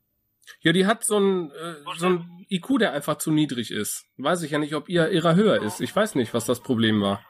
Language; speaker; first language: German; native; German